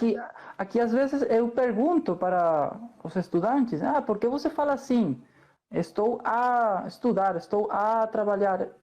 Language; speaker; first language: Portuguese; non-native, fluent; Spanish